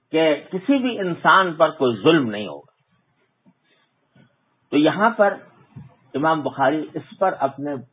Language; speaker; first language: Urdu; native; Urdu